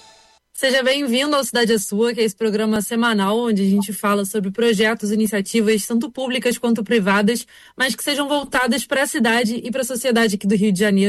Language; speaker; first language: Portuguese; native; Portuguese